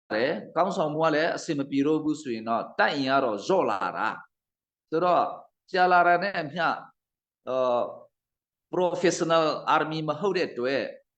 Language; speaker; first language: Burmese; non-native, local second language; Hakha Chin